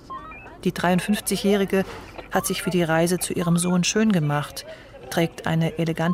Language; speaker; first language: German; native; German